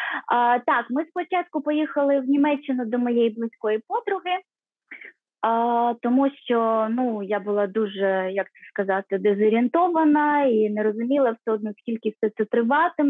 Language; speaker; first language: Ukrainian; native; Ukrainian